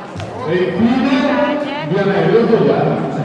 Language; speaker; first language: Italian; native; Italian